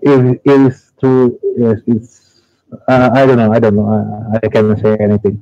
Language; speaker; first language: English; non-native, learner; Indonesian